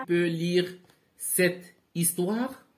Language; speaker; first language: French; non-native, local second language; Arabic